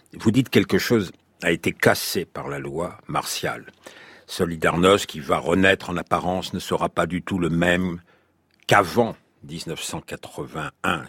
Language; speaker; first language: French; native; French